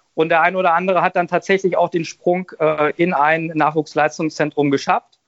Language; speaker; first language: German; native; German